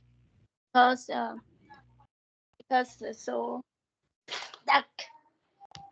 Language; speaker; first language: English; non-native, learner; Vietnamese